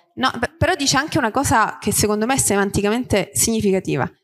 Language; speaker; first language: Italian; native; Italian